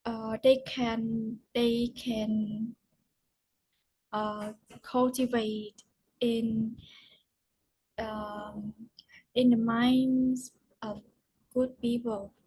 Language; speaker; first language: English; non-native, learner; Vietnamese